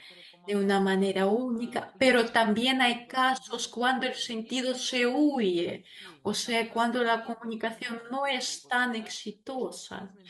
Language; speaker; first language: Spanish; non-native, fluent; Russian